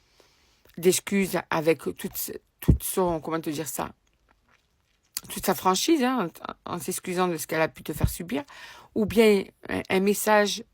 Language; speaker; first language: French; native; French